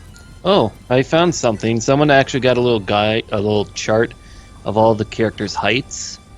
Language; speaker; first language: English; native; English